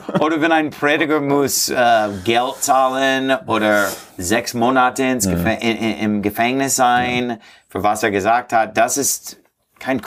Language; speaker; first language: German; non-native, fluent; English